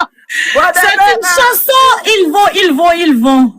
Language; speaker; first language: French; non-native, learner; Haitian Creole